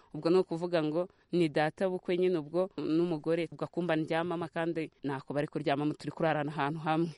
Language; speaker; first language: Kinyarwanda; native; Kinyarwanda